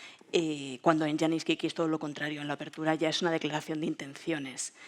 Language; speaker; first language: Spanish; native; Spanish